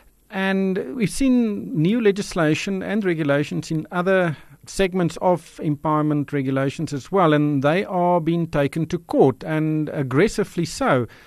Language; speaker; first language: English; non-native, local second language; Afrikaans